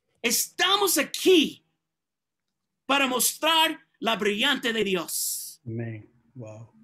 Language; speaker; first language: Spanish; non-native, learner; English